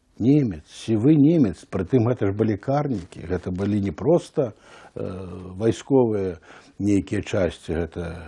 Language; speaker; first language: Belarusian; native; Belarusian